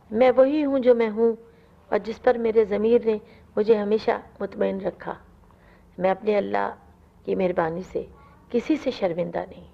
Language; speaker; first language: Urdu; non-native, local second language; Punjabi